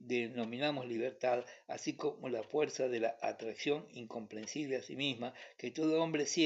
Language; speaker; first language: Spanish; native; Spanish